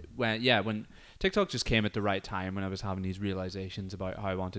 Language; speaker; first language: English; native; English